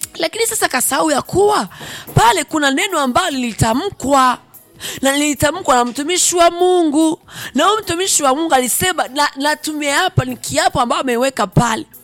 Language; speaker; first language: Swahili; non-native, local second language; Rundi